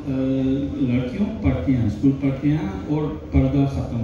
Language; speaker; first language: Hindi; non-native, learner; English